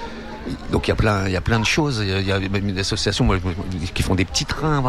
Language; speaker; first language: French; native; French